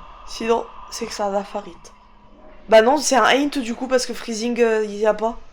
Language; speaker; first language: French; native; French